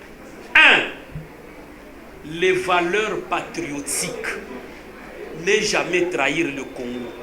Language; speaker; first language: French; non-native, local second language; Lingala